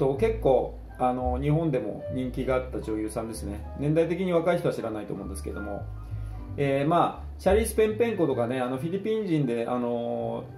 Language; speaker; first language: Japanese; native; Japanese